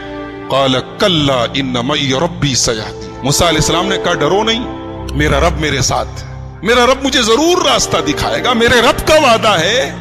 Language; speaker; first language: Urdu; native; Urdu